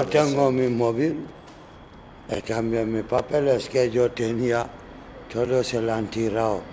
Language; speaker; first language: Spanish; non-native, learner; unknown